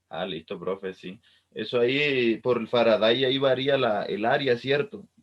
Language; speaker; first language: Spanish; native; Spanish